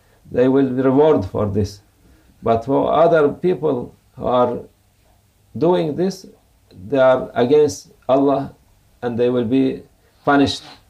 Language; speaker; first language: English; non-native, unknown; Turkish